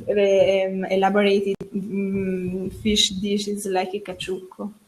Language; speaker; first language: English; non-native, learner; Italian